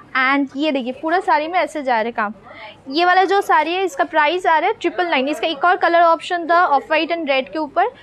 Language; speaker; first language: Hindi; non-native, local second language; Bangla